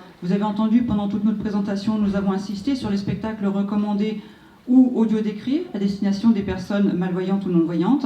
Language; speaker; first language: French; native; French